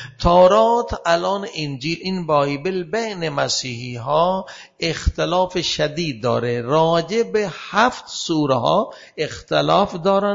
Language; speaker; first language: Persian; non-native, fluent; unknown